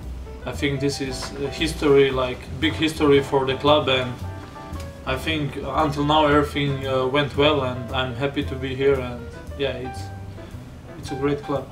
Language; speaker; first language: English; non-native, fluent; German